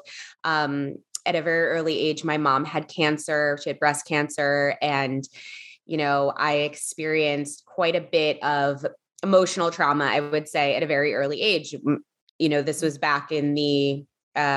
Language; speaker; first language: English; native; English